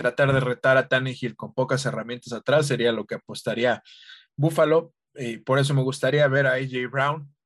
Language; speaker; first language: Spanish; native; Spanish